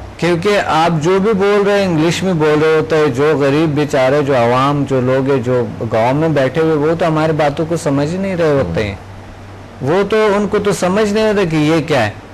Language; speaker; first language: Urdu; non-native, local second language; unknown